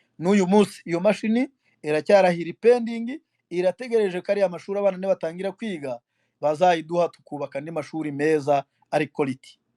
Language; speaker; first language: Kinyarwanda; native; Kinyarwanda